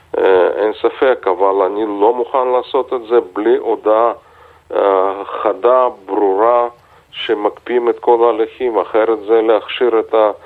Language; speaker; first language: Hebrew; non-native, fluent; Russian